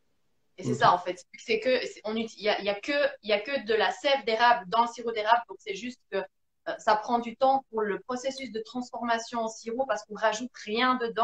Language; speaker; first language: French; native; French